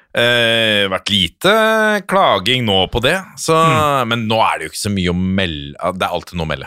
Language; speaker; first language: Norwegian; native; Norwegian